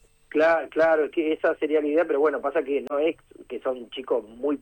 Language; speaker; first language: Spanish; native; Spanish